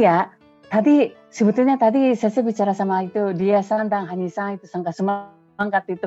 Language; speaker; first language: Indonesian; non-native, fluent; Japanese